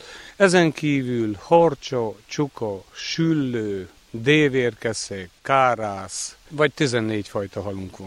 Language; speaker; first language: Hungarian; native; Hungarian